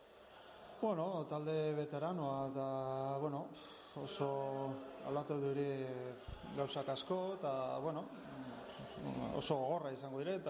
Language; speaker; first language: Basque; non-native, local second language; Spanish